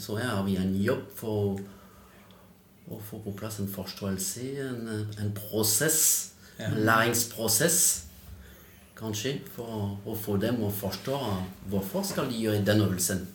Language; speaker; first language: Norwegian; non-native, fluent; French